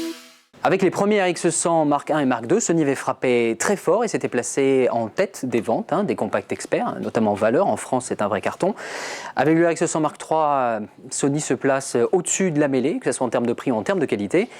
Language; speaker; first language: French; native; French